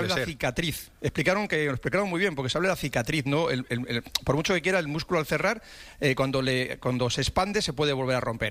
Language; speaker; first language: Spanish; native; Spanish